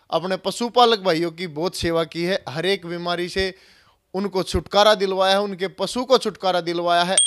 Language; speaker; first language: Hindi; native; Hindi